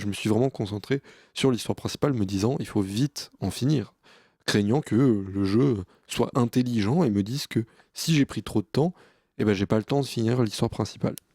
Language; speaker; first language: French; native; French